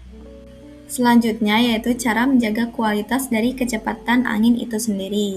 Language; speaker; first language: Indonesian; native; Indonesian